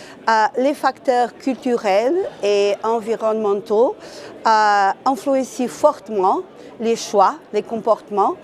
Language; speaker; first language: French; non-native, fluent; Portuguese